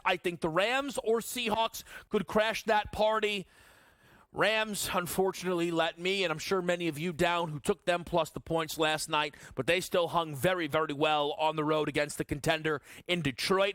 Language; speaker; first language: English; native; English